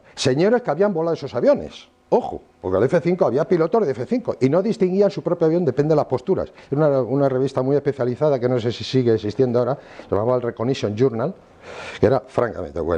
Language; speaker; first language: Spanish; native; Spanish